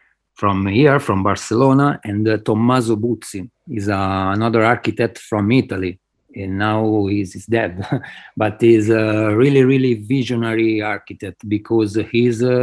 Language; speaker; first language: English; non-native, fluent; Spanish